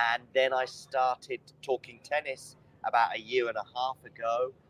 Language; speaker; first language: English; native; English